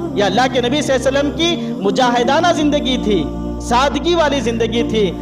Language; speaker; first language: Urdu; native; Urdu